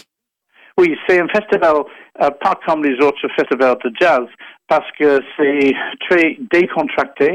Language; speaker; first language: French; non-native, fluent; English